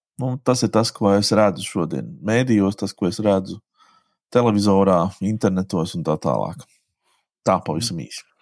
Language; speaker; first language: Latvian; native; Latvian